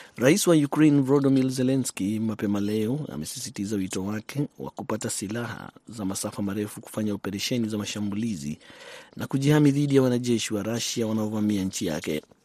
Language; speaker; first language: Swahili; non-native, local second language; Kikuyu